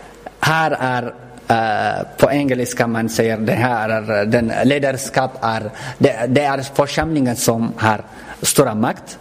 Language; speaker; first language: Swedish; non-native, learner; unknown